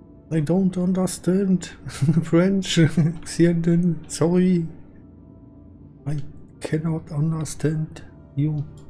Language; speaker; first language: English; non-native, learner; German